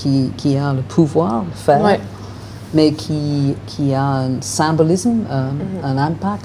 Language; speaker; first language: French; non-native, learner; English